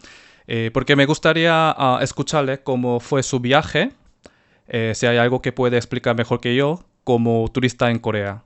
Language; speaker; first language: Spanish; non-native, fluent; Korean